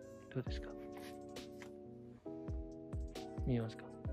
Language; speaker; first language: Japanese; non-native, fluent; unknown